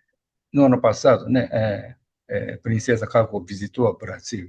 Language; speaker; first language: Portuguese; non-native, fluent; Japanese